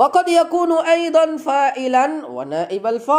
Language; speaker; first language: Arabic; non-native, fluent; Indonesian